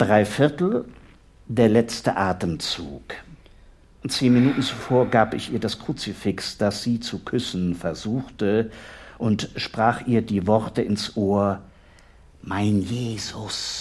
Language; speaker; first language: German; native; German